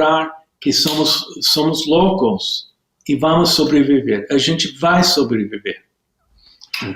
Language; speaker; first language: Portuguese; non-native, learner; English